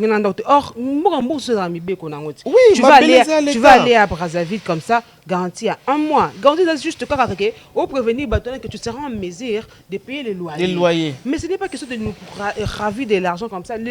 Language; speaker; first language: French; non-native, local second language; Lingala